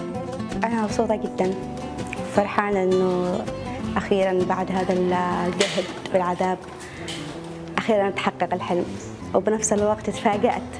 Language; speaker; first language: Arabic; native; Arabic